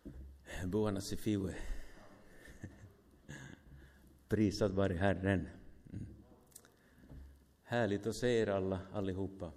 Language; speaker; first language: Swedish; non-native, fluent; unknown